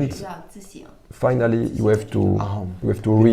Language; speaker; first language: English; non-native, learner; French